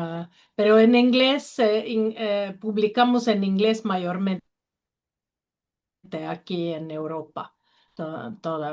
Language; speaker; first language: Spanish; non-native, learner; Finnish